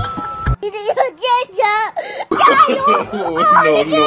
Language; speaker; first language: Chinese; native; Chinese